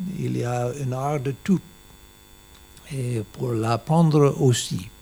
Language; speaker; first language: French; non-native, learner; English